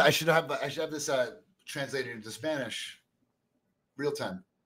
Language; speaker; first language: English; native; English